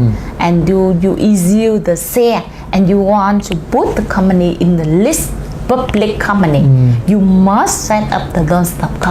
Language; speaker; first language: English; non-native, learner; Vietnamese